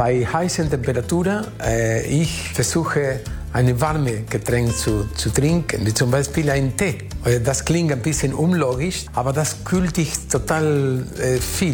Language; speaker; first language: German; non-native, fluent; Spanish